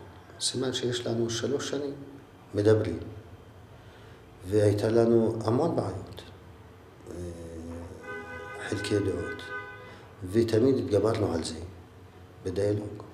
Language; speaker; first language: Hebrew; non-native, local second language; Arabic